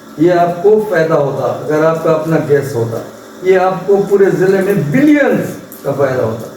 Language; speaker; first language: Urdu; non-native, local second language; Pashto